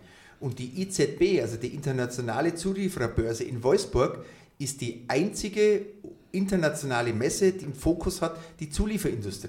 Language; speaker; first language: German; native; German